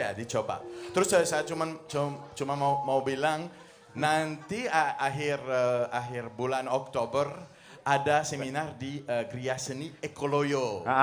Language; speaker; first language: Indonesian; non-native, fluent; French